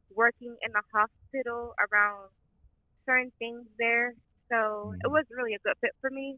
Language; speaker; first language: English; native; English